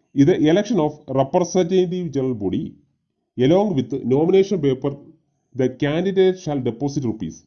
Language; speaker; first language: English; non-native, local second language; Malayalam